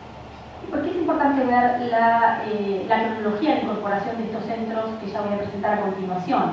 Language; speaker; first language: Spanish; native; Spanish